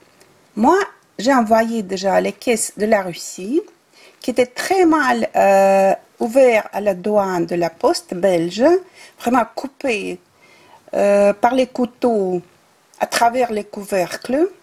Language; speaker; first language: French; non-native, fluent; Russian